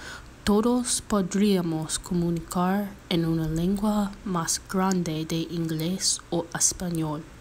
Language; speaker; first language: Spanish; non-native, learner; English